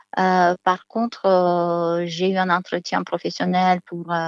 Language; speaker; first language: French; non-native, fluent; Romanian